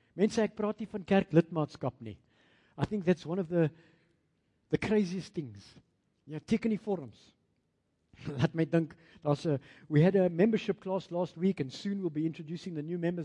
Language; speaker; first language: English; non-native, local second language; Afrikaans